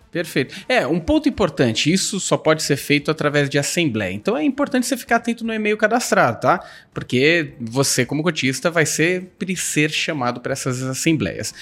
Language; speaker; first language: Portuguese; native; Portuguese